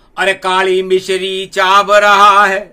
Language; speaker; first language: Hindi; native; Hindi